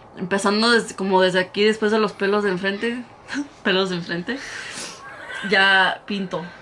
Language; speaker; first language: Spanish; early bilingual, heritage; Spanish